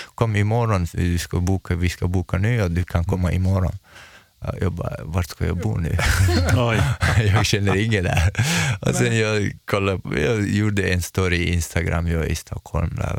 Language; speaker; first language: Swedish; non-native, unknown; Chechen